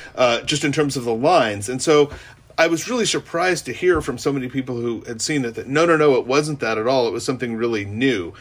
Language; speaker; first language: English; native; English